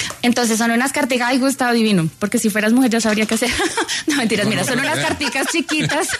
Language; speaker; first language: Spanish; native; Spanish